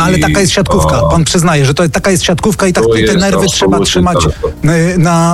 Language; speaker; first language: Polish; native; Polish